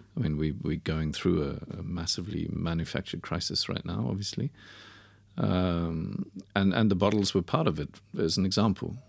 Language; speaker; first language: English; native; English